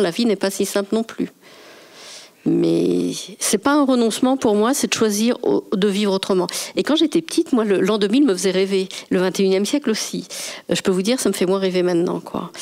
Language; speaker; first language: French; native; French